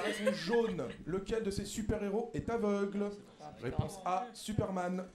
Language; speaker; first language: French; native; French